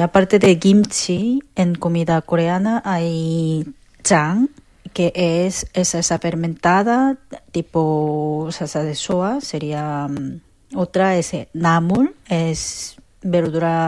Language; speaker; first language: Spanish; non-native, fluent; Korean